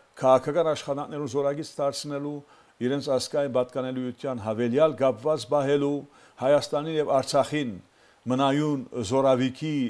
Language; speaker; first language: Armenian; early bilingual, heritage; Armenian